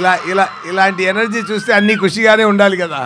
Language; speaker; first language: Telugu; non-native, fluent; Tamil